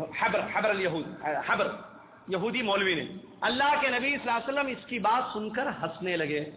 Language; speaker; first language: Urdu; native; Urdu